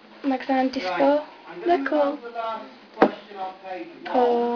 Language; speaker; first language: French; non-native, learner; English